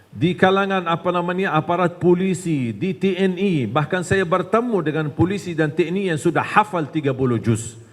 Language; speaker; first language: Malay; non-native, fluent; Arabic